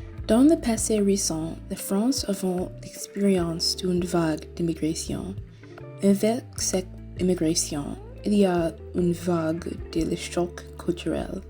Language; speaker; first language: French; non-native, learner; English